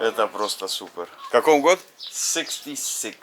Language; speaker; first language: Russian; non-native, learner; English